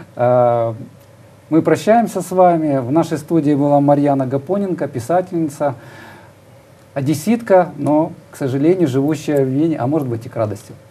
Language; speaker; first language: Russian; native; Russian